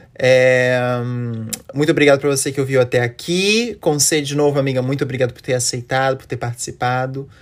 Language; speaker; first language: Portuguese; native; Portuguese